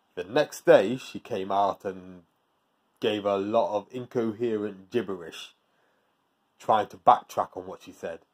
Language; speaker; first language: English; native; English